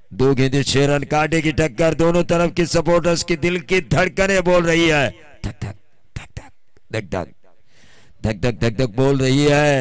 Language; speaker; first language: Hindi; non-native, local second language; Marathi